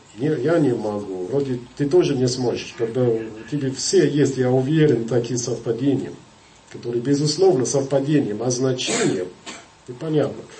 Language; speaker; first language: Russian; non-native, fluent; English